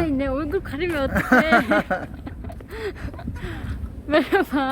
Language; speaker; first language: Korean; non-native, learner; Turkish